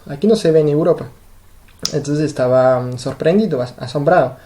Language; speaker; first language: Spanish; non-native, fluent; French